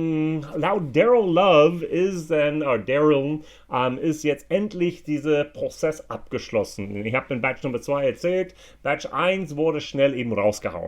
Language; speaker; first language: German; non-native, fluent; English